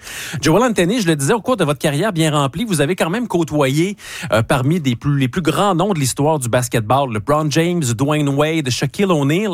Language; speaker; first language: French; native; French